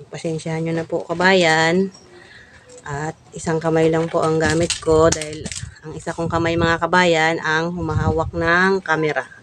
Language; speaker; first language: Filipino; native; Filipino